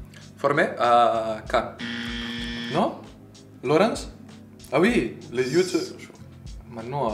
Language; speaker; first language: French; non-native, learner; Slovenian